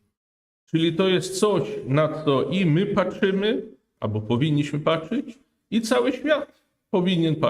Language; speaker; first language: Polish; non-native, fluent; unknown